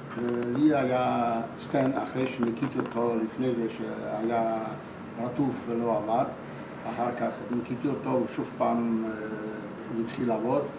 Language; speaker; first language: Hebrew; non-native, fluent; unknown